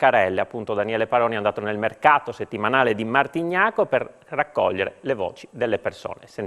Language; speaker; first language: Italian; native; Italian